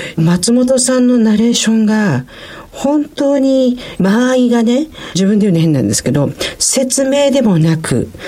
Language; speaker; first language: Japanese; native; Japanese